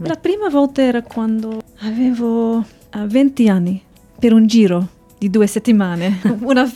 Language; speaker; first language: Italian; non-native, fluent; English